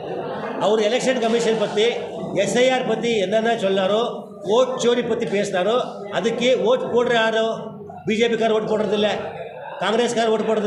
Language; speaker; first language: Tamil; non-native, learner; Kannada